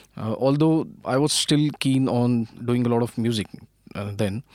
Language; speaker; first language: English; non-native, local second language; Marathi